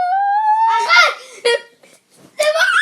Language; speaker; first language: French; native; French